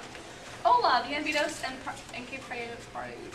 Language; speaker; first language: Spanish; non-native, learner; English